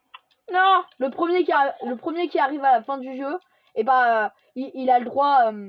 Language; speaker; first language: French; native; French